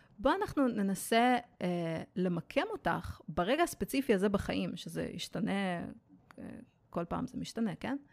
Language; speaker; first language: Hebrew; native; Hebrew